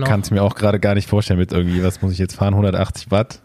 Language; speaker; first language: German; native; German